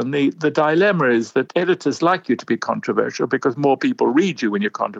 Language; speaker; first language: English; native; English